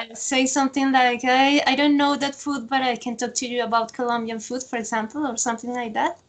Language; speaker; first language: English; non-native, fluent; Spanish